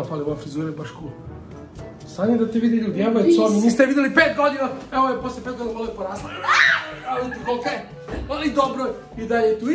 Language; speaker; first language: Croatian; native; Croatian